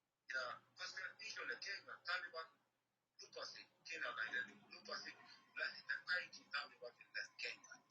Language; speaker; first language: Finnish; non-native, learner; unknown